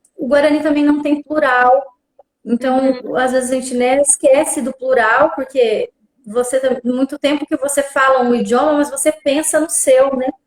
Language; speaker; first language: Portuguese; non-native, local second language; Guarani